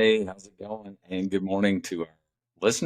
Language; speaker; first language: English; native; English